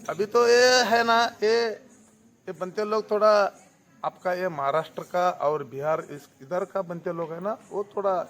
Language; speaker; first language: Hindi; non-native, local second language; Kannada